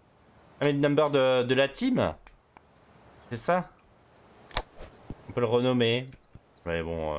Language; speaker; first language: French; native; French